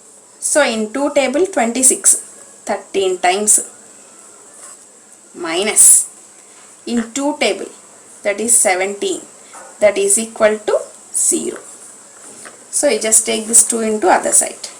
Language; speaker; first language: English; non-native, local second language; Telugu